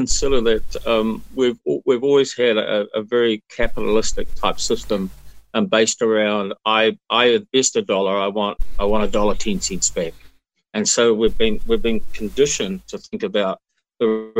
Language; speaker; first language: English; native; English